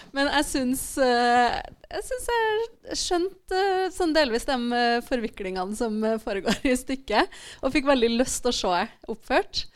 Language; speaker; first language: Norwegian; native; Norwegian